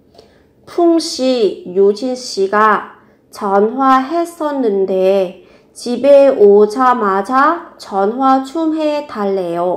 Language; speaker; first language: Korean; non-native, fluent; Vietnamese